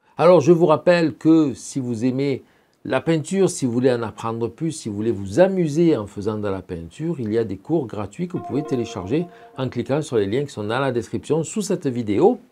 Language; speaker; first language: French; native; French